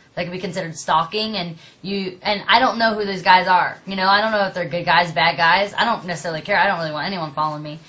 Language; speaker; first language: English; native; English